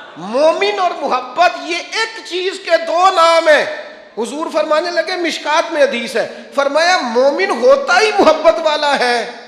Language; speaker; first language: Urdu; non-native, local second language; Punjabi